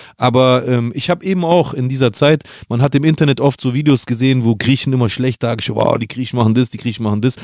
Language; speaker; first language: German; early bilingual, other home language; Greek